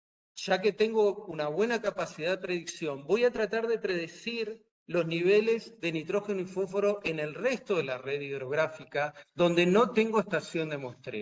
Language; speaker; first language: Spanish; native; Spanish